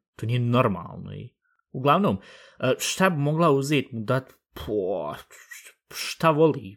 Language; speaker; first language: Bosnian; early bilingual, heritage; Bosnian